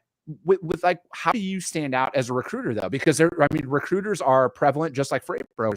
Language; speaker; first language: English; native; English